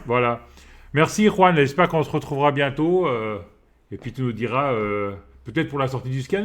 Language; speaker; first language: French; native; French